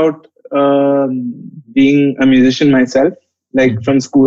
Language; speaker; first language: English; non-native, local second language; Hindi